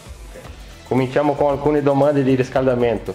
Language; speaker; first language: Italian; non-native, fluent; Portuguese